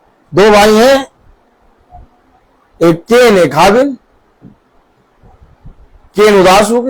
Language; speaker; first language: Hindi; native; Hindi